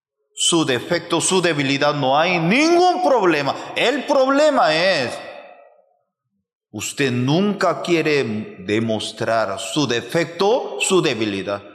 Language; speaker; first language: Spanish; non-native, fluent; Korean